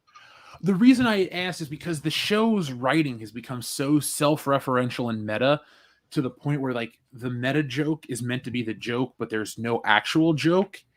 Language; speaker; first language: English; native; English